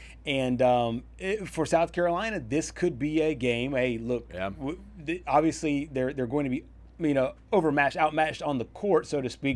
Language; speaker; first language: English; native; English